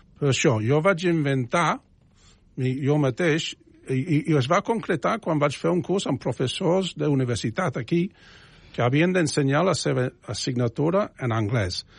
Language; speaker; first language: Catalan; non-native, fluent; English